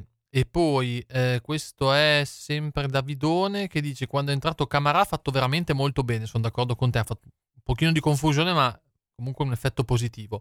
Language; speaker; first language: Italian; native; Italian